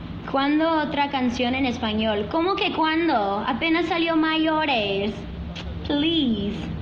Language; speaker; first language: Spanish; early bilingual, heritage; Spanish